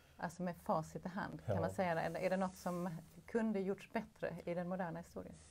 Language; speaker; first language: Swedish; native; Swedish